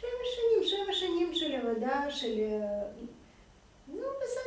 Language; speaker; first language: Hebrew; non-native, fluent; Russian